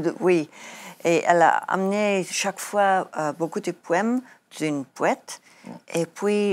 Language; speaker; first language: French; non-native, learner; Afrikaans